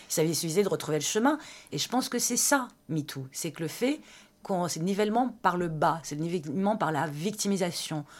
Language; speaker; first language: French; early bilingual, other home language; Persian